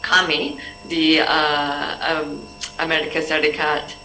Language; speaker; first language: Indonesian; non-native, learner; English